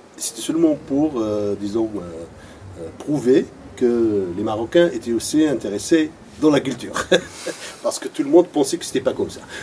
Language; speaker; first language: French; non-native, local second language; Arabic